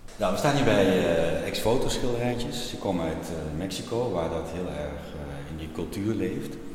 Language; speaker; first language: Dutch; native; Dutch